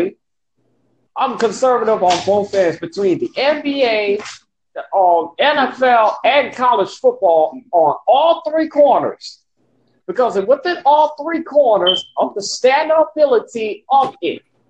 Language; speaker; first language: English; native; English